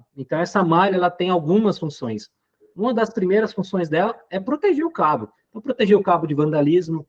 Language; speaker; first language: Portuguese; native; Portuguese